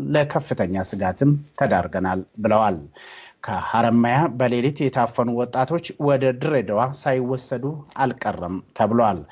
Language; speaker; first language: Amharic; non-native, local second language; Oromo